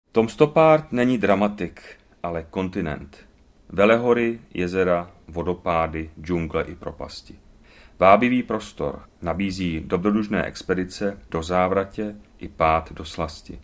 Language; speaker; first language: Czech; native; Czech